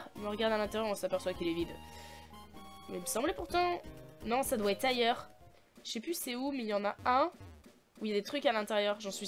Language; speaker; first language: French; native; French